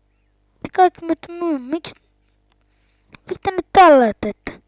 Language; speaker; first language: Finnish; native; Finnish